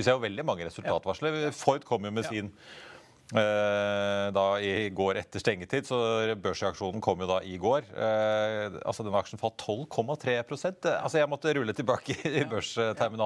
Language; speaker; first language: Norwegian; native; Norwegian